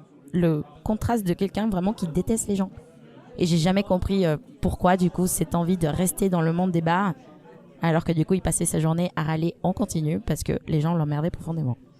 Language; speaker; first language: French; non-native, fluent; Spanish